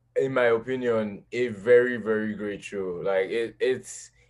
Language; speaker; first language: English; non-native, local second language; Yoruba